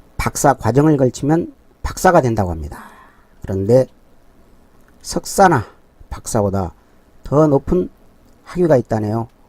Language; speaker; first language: Korean; native; Korean